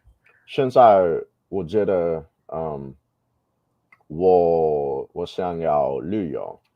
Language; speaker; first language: Chinese; non-native, learner; English